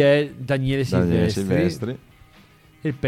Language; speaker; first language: Italian; native; Italian